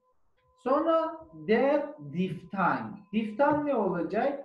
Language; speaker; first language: Turkish; non-native, learner; German